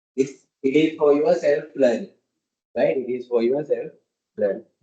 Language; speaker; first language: English; non-native, local second language; Sinhala